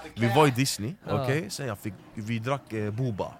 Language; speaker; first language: Swedish; early bilingual, other home language; Arabic